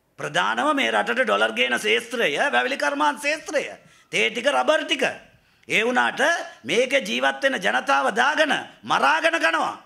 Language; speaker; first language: Sinhala; non-native, local second language; Tamil